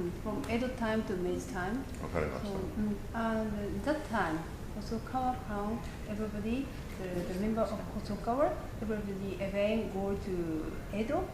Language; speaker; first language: English; non-native, learner; Japanese